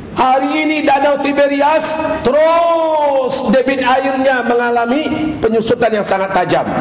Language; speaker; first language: Indonesian; non-native, local second language; Minangkabau